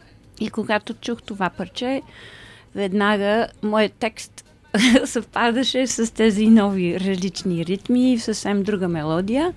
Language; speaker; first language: Bulgarian; early bilingual, heritage; Bulgarian